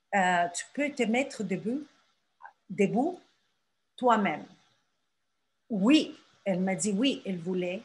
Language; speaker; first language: French; non-native, fluent; Turkish